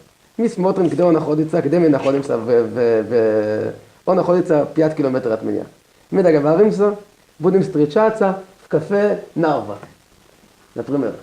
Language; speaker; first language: Russian; non-native, learner; Hebrew